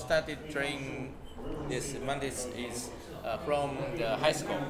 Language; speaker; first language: English; non-native, learner; Japanese